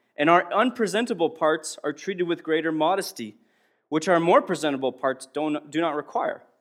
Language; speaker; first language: English; native; English